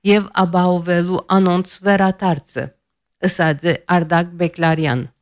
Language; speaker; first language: Armenian; early bilingual, heritage; Armenian